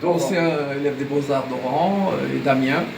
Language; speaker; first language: French; non-native, local second language; Arabic